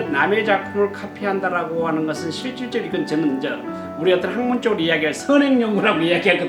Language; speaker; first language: Korean; native; Korean